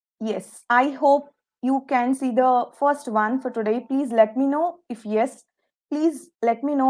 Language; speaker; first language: English; non-native, local second language; Telugu